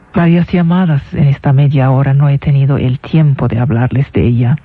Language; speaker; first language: Spanish; non-native, fluent; Arabic